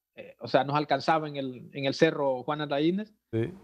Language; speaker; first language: Spanish; native; Spanish